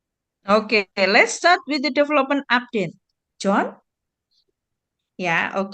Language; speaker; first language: English; non-native, fluent; Indonesian